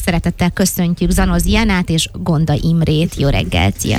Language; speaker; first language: Hungarian; native; Hungarian